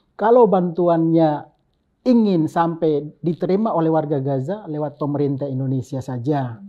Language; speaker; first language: Indonesian; native; Indonesian